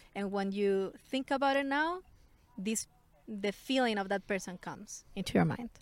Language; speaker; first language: English; non-native, fluent; Spanish